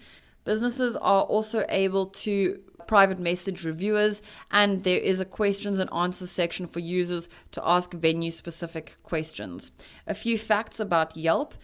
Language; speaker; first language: English; native; English